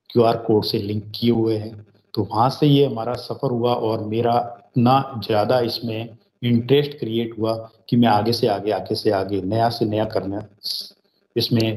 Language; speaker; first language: Hindi; native; Hindi